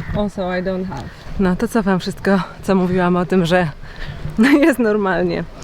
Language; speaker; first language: Polish; native; Polish